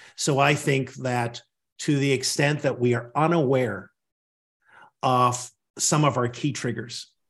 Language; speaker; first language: English; native; English